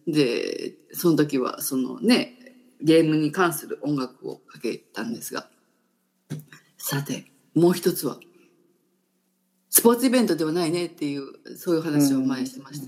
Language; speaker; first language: Japanese; native; Japanese